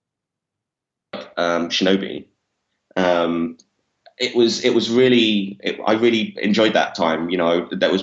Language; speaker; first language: English; native; English